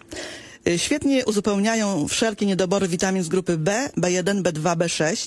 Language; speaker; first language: Polish; native; Polish